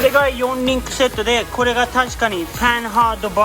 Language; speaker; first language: Japanese; early bilingual, heritage; Japanese